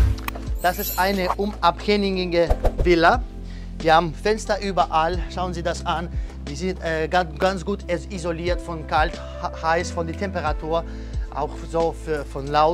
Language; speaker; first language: German; non-native, learner; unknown